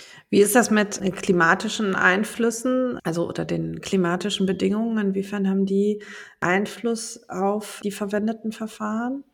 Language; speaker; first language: German; native; German